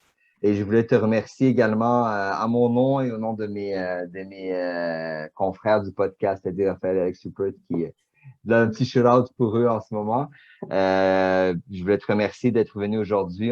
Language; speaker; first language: French; native; French